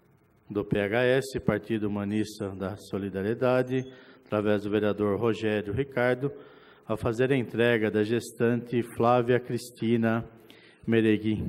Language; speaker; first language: Portuguese; native; Portuguese